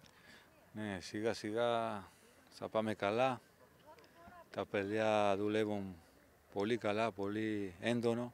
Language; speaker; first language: Greek; non-native, learner; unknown